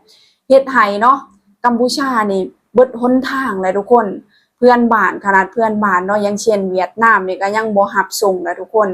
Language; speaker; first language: Thai; non-native, local second language; Lao